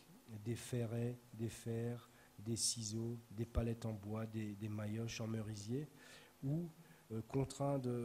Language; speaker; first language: French; native; French